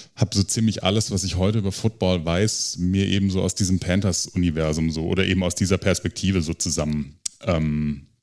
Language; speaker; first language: German; native; German